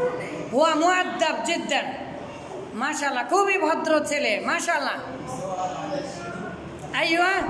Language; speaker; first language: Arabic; non-native, fluent; Bangla